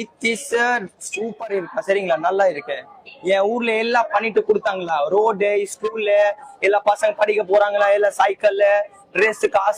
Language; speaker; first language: Tamil; non-native, local second language; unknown